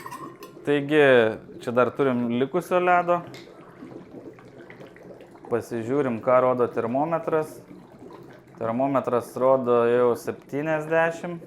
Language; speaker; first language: Lithuanian; native; Lithuanian